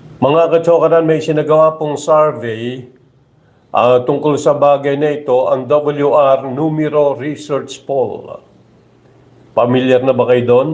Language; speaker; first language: Filipino; native; Filipino